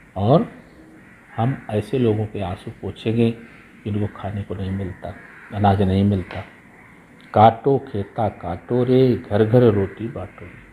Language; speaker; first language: Hindi; native; Hindi